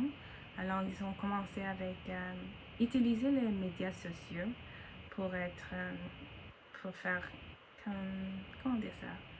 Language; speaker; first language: French; non-native, learner; English